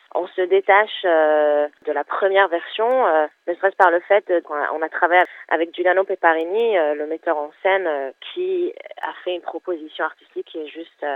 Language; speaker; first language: French; non-native, fluent; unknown